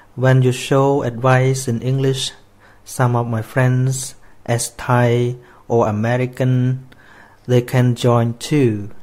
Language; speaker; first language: English; non-native, fluent; Khmer